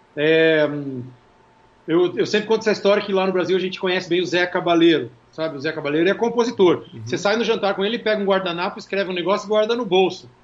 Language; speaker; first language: Portuguese; native; Portuguese